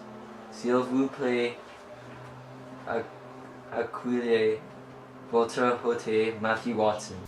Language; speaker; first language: French; non-native, learner; English